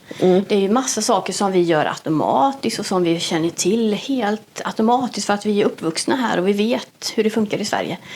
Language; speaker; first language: Swedish; native; Swedish